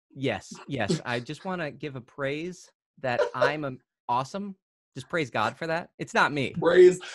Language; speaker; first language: English; native; English